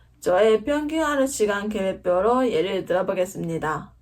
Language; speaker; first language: Korean; non-native, fluent; Japanese